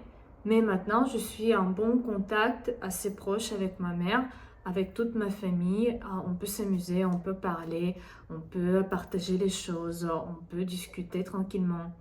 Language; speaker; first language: French; non-native, fluent; Russian